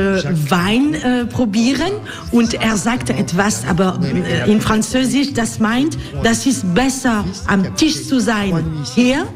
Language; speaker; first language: German; non-native, fluent; French